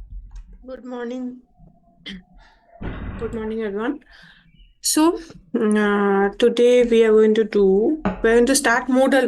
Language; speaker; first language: English; non-native, fluent; Bangla